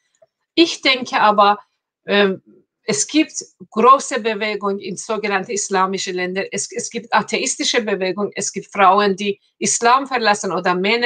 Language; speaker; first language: German; non-native, fluent; Persian